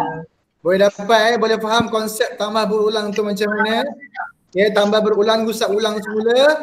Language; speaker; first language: Malay; native; Malay